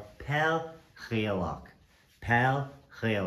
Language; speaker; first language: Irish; non-native, local second language; English